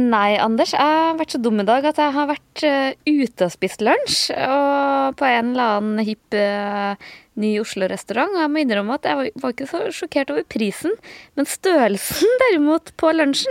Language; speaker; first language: Norwegian; native; Norwegian